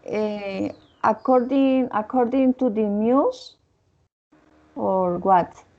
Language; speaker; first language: English; non-native, learner; Spanish